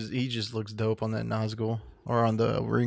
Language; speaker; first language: English; native; English